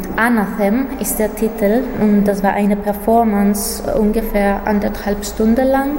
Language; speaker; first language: German; non-native, fluent; Greek